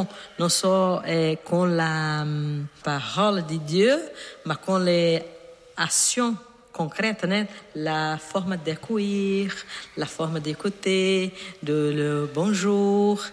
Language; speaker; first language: French; non-native, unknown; Portuguese